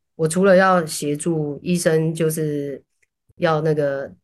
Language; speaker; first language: Chinese; native; Chinese